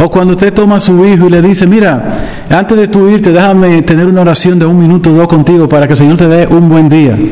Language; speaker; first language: Spanish; native; Spanish